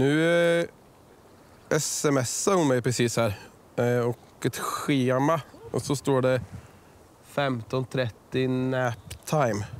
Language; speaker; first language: Swedish; native; Swedish